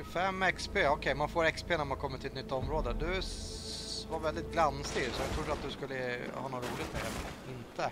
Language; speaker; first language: Swedish; native; Swedish